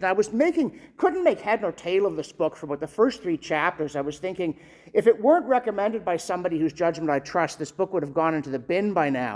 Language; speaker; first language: English; native; English